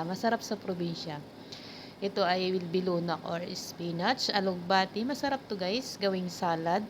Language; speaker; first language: Filipino; non-native, local second language; Iloko